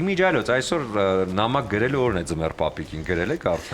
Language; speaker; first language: Armenian; native; Armenian